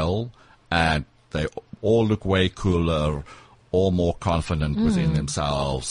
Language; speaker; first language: English; non-native, local second language; Afrikaans